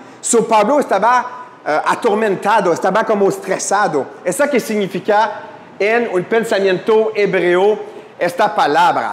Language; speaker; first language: Spanish; non-native, fluent; French